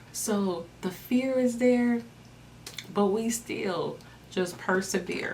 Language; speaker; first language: English; native; English